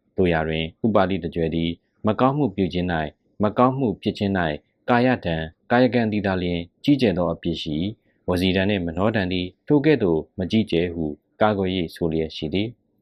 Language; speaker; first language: Burmese; native; Burmese